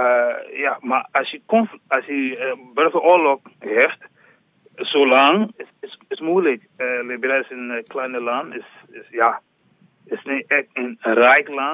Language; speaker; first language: Dutch; non-native, learner; English